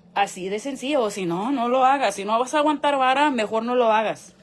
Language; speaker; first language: Spanish; early bilingual, heritage; Spanish